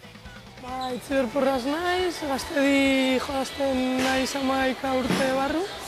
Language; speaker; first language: Basque; non-native, local second language; Spanish